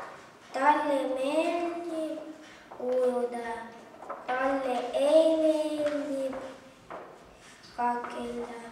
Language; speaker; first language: Estonian; non-native, local second language; Russian